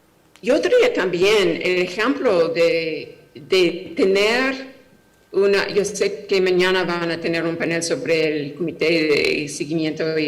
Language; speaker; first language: Spanish; non-native, fluent; English